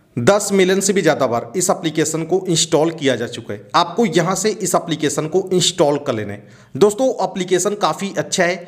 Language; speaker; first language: Hindi; native; Hindi